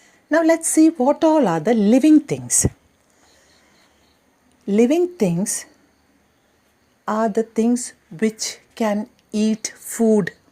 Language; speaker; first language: English; non-native, local second language; Malayalam